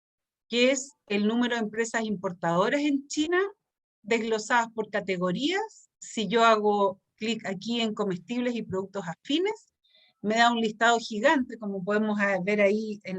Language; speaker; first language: Spanish; native; Spanish